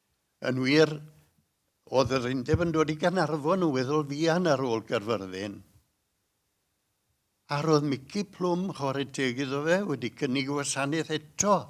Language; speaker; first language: Welsh; native; Welsh